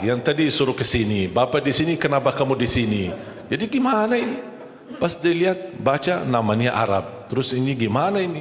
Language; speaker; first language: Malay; non-native, fluent; Arabic